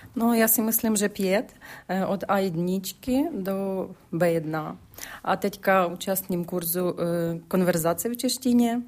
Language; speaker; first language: Czech; non-native, learner; Ukrainian